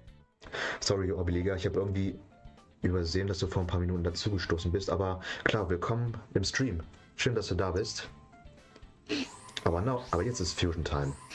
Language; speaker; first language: German; native; German